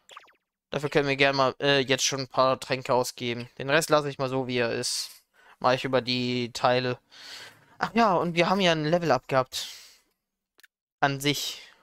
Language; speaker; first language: German; native; German